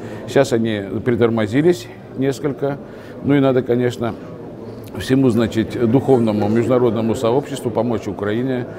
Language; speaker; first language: Russian; native; Russian